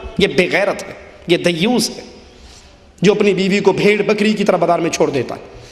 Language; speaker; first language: Urdu; non-native, local second language; Punjabi